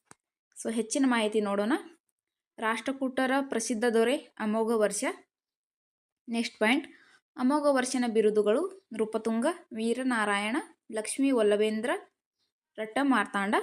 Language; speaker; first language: Kannada; native; Kannada